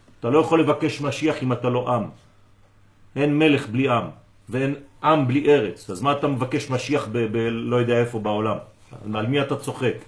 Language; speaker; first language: Hebrew; non-native, fluent; French